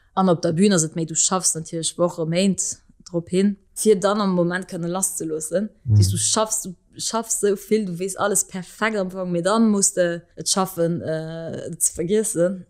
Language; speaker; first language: Luxembourgish; early bilingual, other home language; French